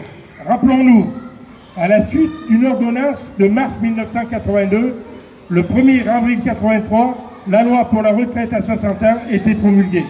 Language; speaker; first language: French; native; French